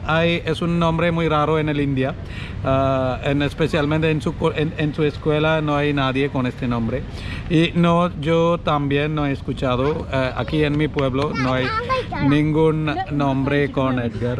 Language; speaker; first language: Spanish; non-native, learner; Malayalam